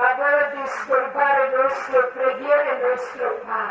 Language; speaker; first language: Italian; non-native, learner; Croatian